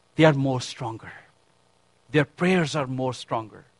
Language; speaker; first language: English; non-native, local second language; Urdu